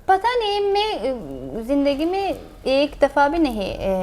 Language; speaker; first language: Hindi; non-native, learner; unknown